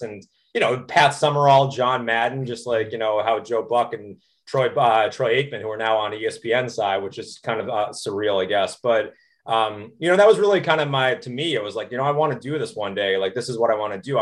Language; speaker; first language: English; native; English